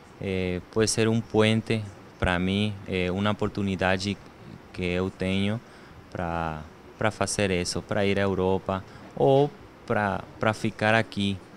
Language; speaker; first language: Portuguese; non-native, learner; Spanish